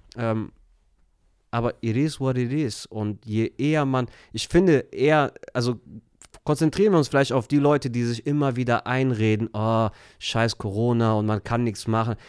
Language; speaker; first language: German; early bilingual, other home language; Turkish